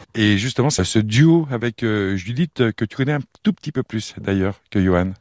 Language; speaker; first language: French; native; French